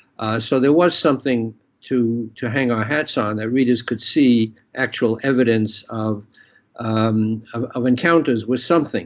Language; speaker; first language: English; native; English